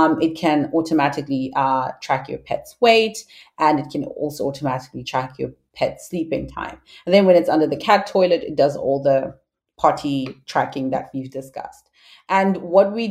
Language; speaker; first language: English; non-native, local second language; Shona